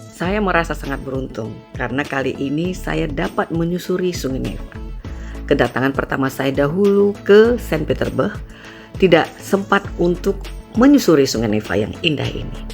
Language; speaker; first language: Indonesian; native; Indonesian